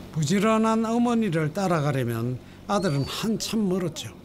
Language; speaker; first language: Korean; native; Korean